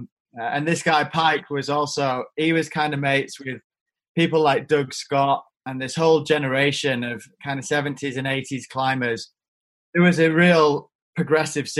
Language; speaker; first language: English; native; English